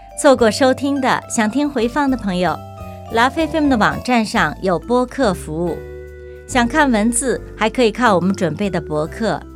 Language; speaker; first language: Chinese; native; Chinese